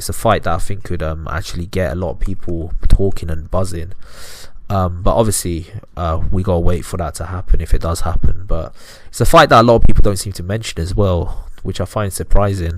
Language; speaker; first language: English; native; English